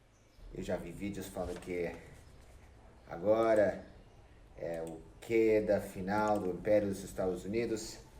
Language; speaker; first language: Portuguese; non-native, fluent; English